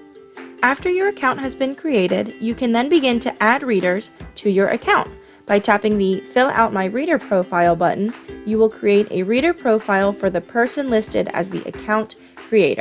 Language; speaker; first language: English; native; English